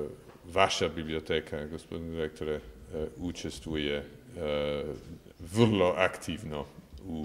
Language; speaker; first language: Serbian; non-native, fluent; English